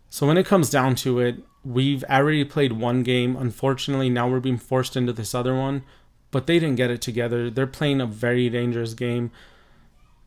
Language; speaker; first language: English; native; English